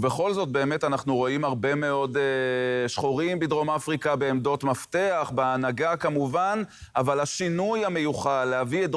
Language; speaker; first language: Hebrew; native; Hebrew